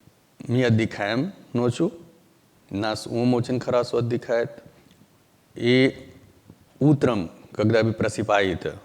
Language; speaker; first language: Russian; non-native, learner; Hindi